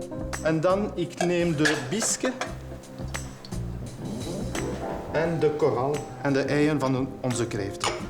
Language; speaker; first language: Dutch; non-native, learner; French